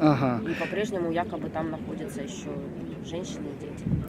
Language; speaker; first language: Russian; native; Russian